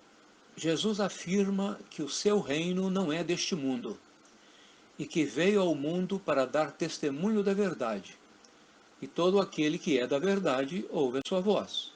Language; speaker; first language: Portuguese; native; Portuguese